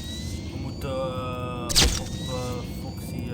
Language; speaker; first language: Dutch; non-native, local second language; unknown